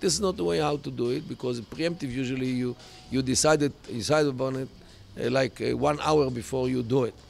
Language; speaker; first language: English; non-native, fluent; Hebrew